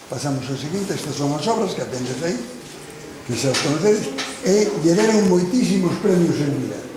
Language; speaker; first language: Galician; non-native, local second language; Spanish